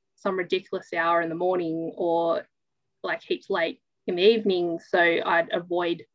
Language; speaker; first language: English; native; English